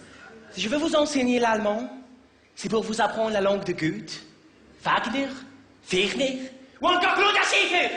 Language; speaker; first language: French; native; French